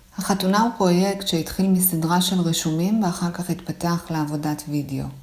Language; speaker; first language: Hebrew; early bilingual, other home language; Persian